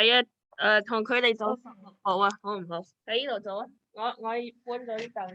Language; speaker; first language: Chinese; early bilingual, other home language; Cantonese